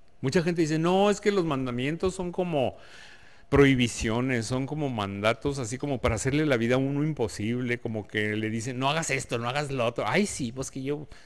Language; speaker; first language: Spanish; native; Spanish